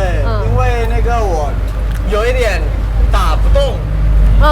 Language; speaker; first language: Chinese; non-native, fluent; Thai